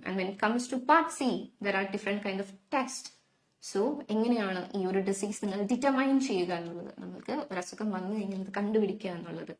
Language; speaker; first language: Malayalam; native; Malayalam